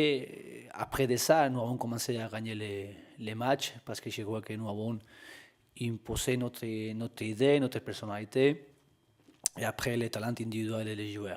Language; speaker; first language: French; non-native, learner; Spanish